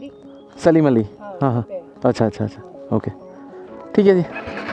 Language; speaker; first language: Hindi; non-native, local second language; Malayalam